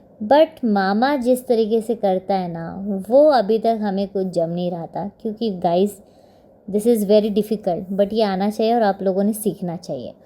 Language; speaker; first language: Hindi; non-native, local second language; Marathi